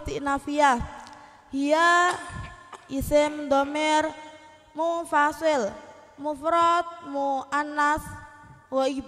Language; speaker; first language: Arabic; non-native, learner; Javanese